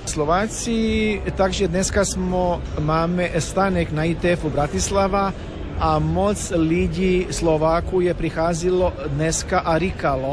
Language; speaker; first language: Czech; non-native, learner; Croatian